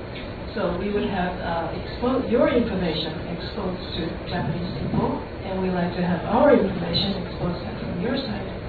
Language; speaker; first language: English; non-native, fluent; Japanese